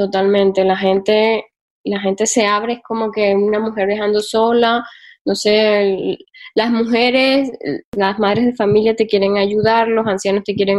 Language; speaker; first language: Spanish; native; Spanish